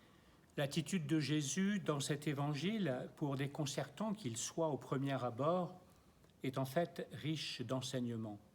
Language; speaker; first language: French; native; French